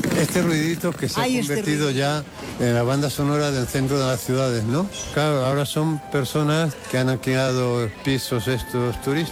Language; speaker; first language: Spanish; native; Spanish